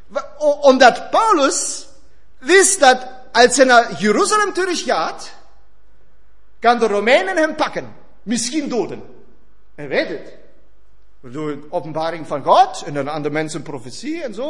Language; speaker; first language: Dutch; non-native, fluent; German